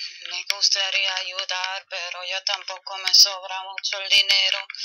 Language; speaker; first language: Spanish; non-native, fluent; German